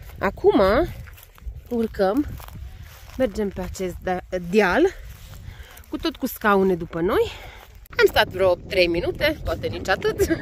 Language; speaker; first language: Romanian; non-native, local second language; Hungarian